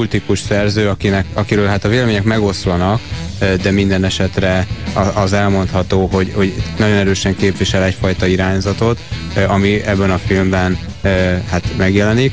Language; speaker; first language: Hungarian; native; Hungarian